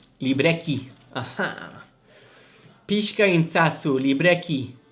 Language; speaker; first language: Basque; non-native, learner; English